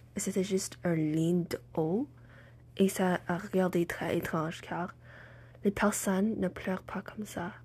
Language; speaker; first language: French; non-native, learner; English